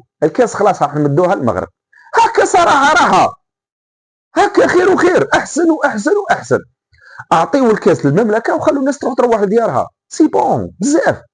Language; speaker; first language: Arabic; native; Arabic